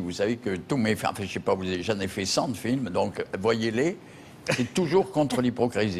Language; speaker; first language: French; native; French